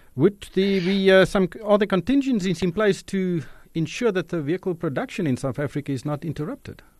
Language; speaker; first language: English; non-native, local second language; Afrikaans